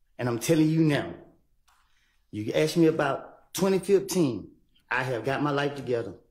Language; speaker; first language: English; native; English